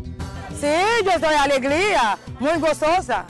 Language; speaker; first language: Spanish; non-native, learner; Haitian Creole